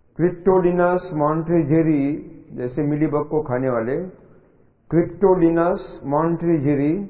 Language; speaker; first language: Hindi; non-native, local second language; Marathi